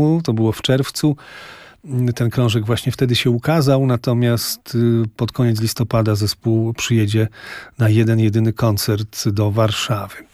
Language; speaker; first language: Polish; native; Polish